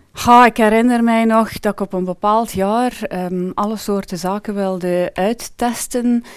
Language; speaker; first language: Dutch; native; Dutch